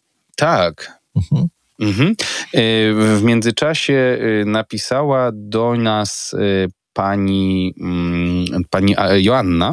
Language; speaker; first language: Polish; native; Polish